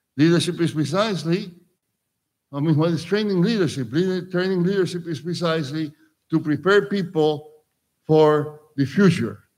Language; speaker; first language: English; non-native, fluent; Spanish